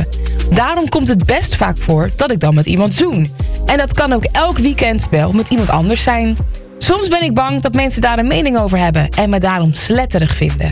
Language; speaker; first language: Dutch; native; Dutch